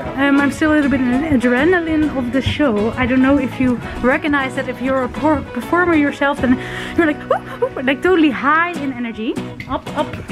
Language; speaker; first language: English; non-native, fluent; Dutch